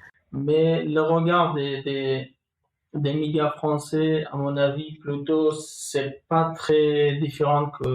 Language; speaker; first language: French; non-native, fluent; Kurdish